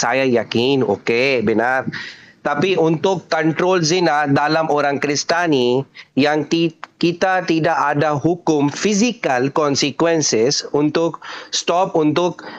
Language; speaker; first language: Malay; non-native, learner; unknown